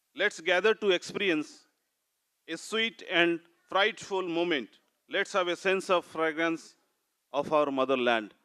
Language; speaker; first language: English; non-native, local second language; Odia